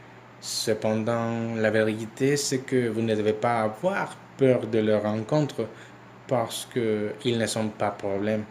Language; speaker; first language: French; non-native, learner; Spanish